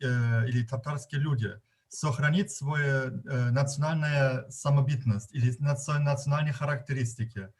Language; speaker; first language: Russian; non-native, fluent; German